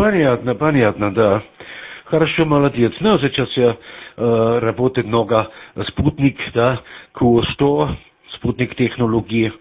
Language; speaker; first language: Russian; non-native, learner; German